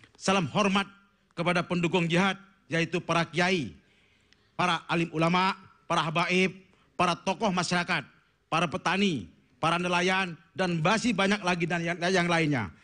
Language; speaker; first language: Indonesian; non-native, local second language; Madurese